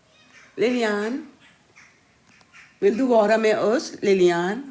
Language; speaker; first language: Swedish; non-native, learner; Urdu